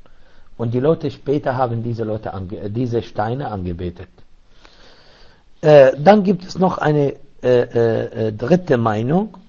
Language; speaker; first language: German; non-native, fluent; Arabic